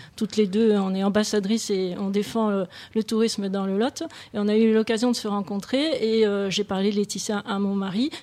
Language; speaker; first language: French; native; French